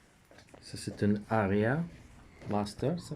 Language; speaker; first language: French; non-native, fluent; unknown